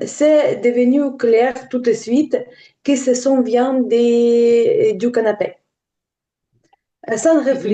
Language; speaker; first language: French; non-native, learner; Ukrainian